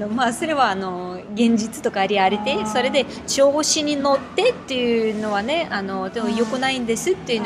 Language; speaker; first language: Japanese; non-native, fluent; Russian